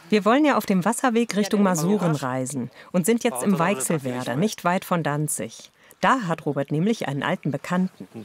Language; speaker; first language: German; native; German